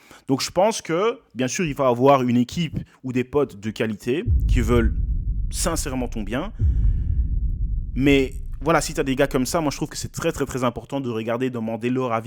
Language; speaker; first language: French; native; French